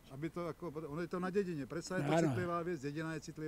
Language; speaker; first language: Czech; native; Czech